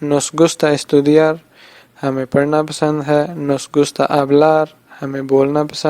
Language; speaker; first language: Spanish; non-native, fluent; Urdu